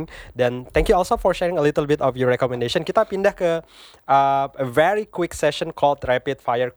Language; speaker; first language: English; non-native, fluent; Indonesian